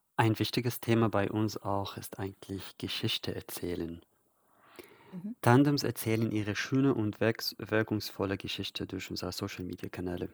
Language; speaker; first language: German; non-native, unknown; Arabic